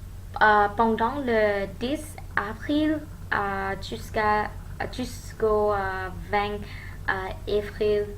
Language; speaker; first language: French; non-native, learner; Thai